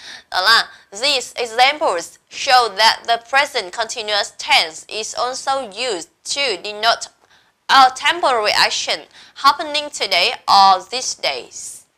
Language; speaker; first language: English; non-native, fluent; Vietnamese